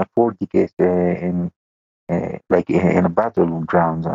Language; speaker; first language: English; non-native, fluent; Persian